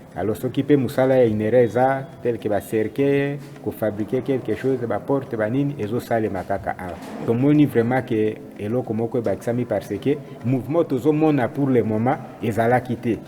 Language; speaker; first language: Lingala; native; Lingala